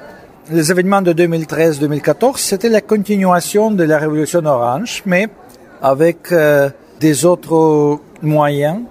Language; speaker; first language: French; non-native, fluent; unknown